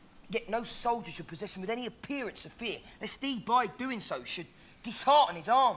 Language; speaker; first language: English; native; English